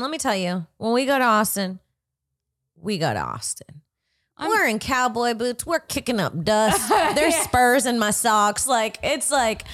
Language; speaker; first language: English; early bilingual, other home language; Spanish